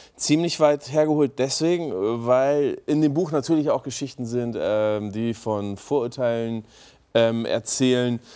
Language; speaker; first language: German; native; German